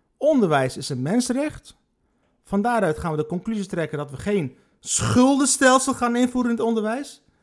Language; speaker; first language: Dutch; early bilingual, other home language; Turkish